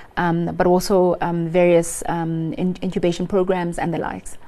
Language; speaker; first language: English; non-native, local second language; Xhosa